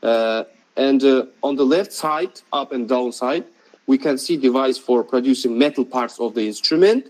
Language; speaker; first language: English; non-native, fluent; Russian